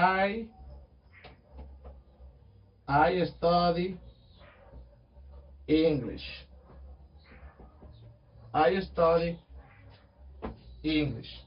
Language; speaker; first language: English; non-native, fluent; Spanish